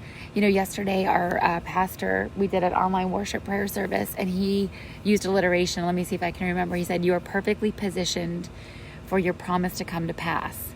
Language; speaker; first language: English; native; English